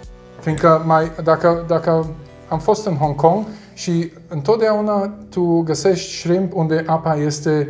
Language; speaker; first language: Romanian; non-native, learner; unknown